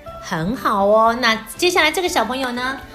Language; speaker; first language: Chinese; native; Chinese